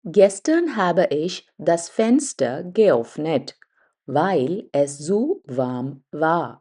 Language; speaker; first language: German; non-native, fluent; Malayalam